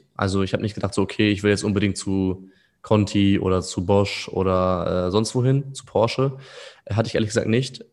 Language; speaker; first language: German; native; German